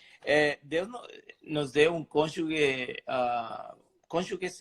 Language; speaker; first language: Portuguese; non-native, fluent; Spanish